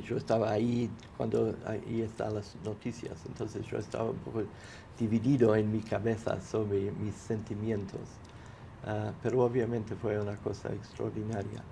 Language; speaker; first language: Spanish; non-native, fluent; English